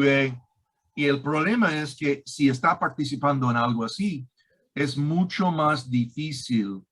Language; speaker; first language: Spanish; non-native, fluent; English